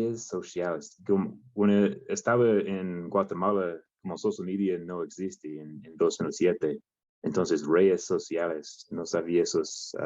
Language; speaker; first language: Spanish; non-native, learner; English